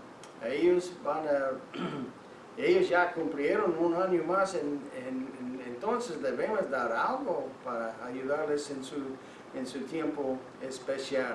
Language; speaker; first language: Spanish; non-native, fluent; English